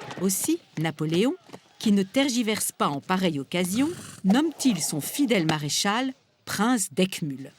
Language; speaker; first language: French; native; French